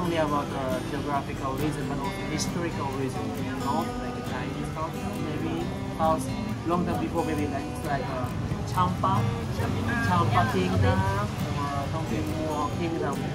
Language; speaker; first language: English; non-native, learner; Japanese